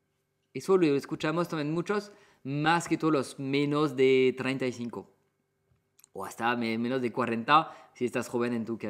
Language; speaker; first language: Spanish; non-native, fluent; French